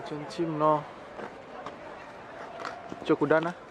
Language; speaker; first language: Russian; non-native, learner; Indonesian